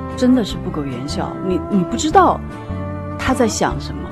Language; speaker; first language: Chinese; native; Chinese